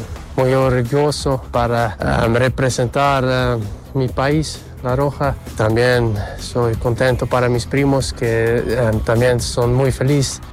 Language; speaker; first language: Spanish; early bilingual, heritage; Spanish